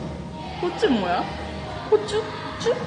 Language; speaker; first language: Korean; non-native, learner; Japanese